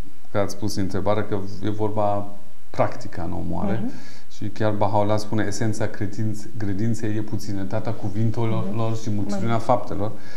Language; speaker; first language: Romanian; non-native, fluent; Persian